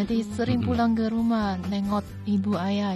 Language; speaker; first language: Indonesian; non-native, fluent; Chinese